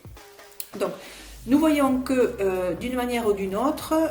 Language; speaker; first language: French; native; French